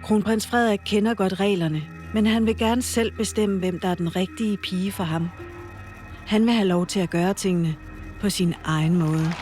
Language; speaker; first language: Danish; native; Danish